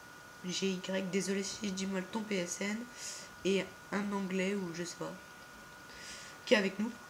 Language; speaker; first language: French; native; French